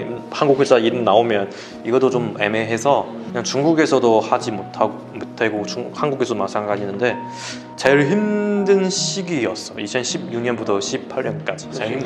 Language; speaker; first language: Korean; non-native, fluent; Chinese